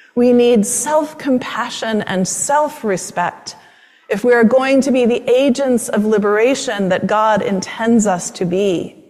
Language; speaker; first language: English; native; English